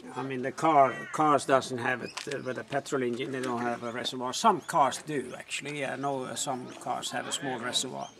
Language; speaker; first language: English; non-native, fluent; Norwegian